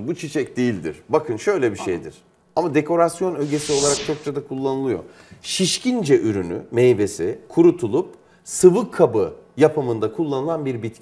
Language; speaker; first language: Turkish; native; Turkish